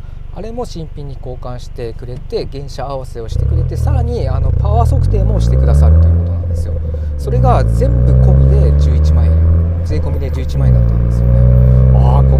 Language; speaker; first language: Japanese; native; Japanese